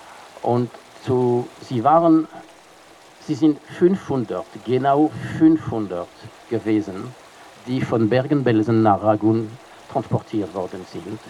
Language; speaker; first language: German; non-native, fluent; French